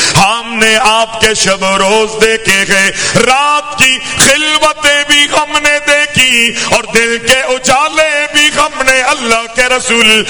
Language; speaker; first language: Urdu; native; Urdu